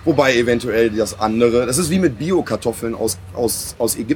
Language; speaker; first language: German; native; German